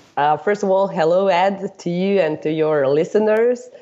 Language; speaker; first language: English; non-native, fluent; Serbian